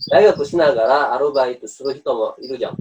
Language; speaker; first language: Japanese; non-native, learner; Indonesian